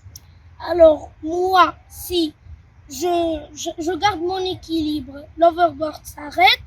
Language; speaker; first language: French; native; French